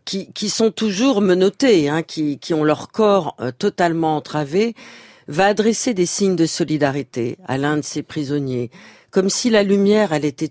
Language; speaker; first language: French; native; French